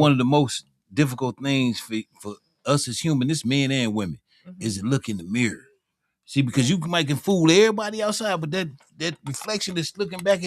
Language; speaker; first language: English; native; English